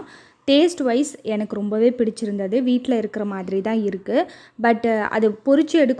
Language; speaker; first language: Tamil; native; Tamil